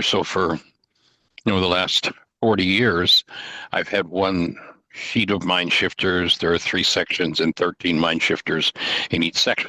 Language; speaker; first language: English; native; English